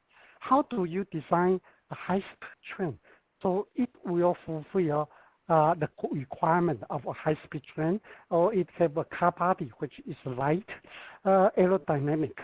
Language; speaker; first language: English; non-native, fluent; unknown